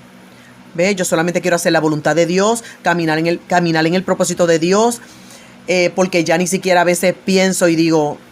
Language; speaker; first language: Spanish; native; Spanish